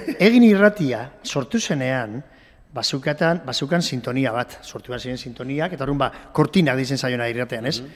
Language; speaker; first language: Basque; non-native, local second language; Spanish